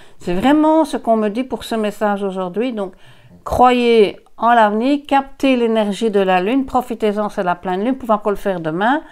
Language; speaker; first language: French; native; French